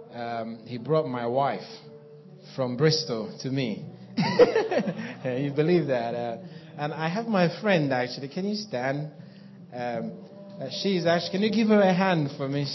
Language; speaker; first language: English; non-native, local second language; Igbo